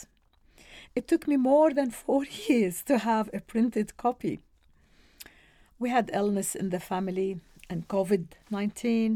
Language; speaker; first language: English; non-native, fluent; Arabic